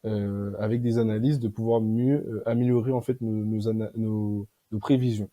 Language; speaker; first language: French; native; French